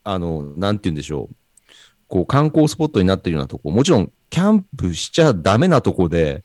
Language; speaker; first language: Japanese; native; Japanese